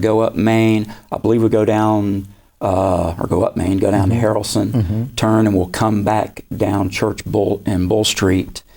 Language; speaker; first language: English; native; English